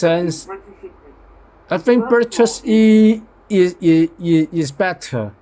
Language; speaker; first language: English; non-native, learner; Cantonese